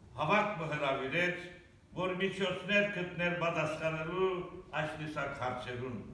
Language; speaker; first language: Armenian; early bilingual, heritage; Armenian